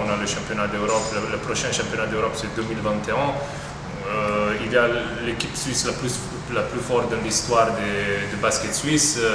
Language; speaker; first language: French; non-native, fluent; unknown